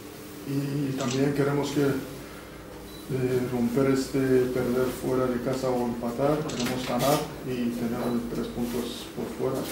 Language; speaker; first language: Spanish; non-native, fluent; Persian